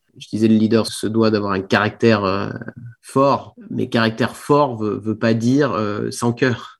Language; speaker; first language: French; native; French